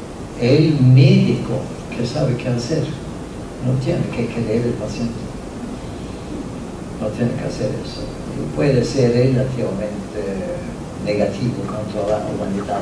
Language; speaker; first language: Spanish; non-native, fluent; Norwegian